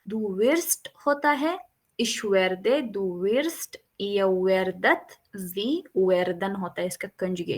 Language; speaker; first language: German; non-native, fluent; Urdu